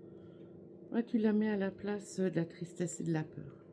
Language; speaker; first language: French; native; French